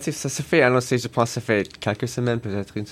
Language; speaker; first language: French; non-native, learner; English